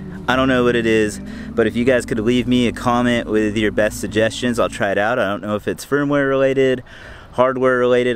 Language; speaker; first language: English; native; English